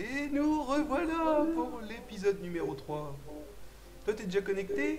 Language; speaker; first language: French; native; French